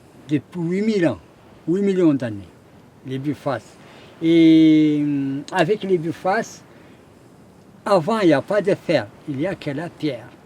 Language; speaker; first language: French; non-native, learner; Arabic